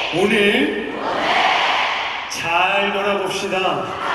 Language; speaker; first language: Korean; native; Korean